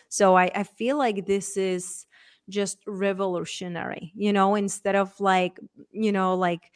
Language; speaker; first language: English; non-native, fluent; Czech